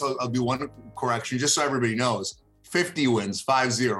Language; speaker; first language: English; early bilingual, other home language; Hebrew